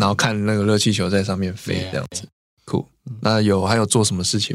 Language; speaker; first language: Chinese; native; Chinese